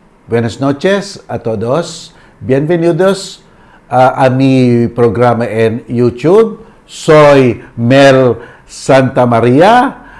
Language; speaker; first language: Spanish; non-native, learner; Filipino